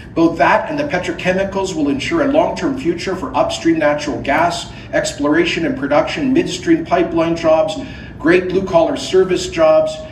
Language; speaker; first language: English; native; English